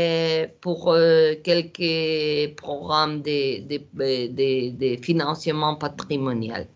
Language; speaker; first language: French; non-native, learner; Portuguese